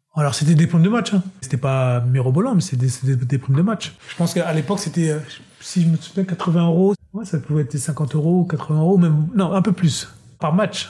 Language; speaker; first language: French; early bilingual, other home language; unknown